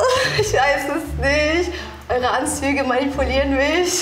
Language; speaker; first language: German; early bilingual, other home language; Turkish